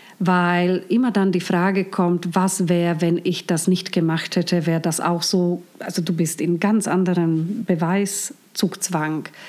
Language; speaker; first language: German; non-native, fluent; Slovak